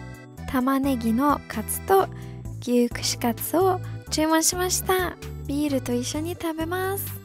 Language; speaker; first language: Japanese; non-native, fluent; English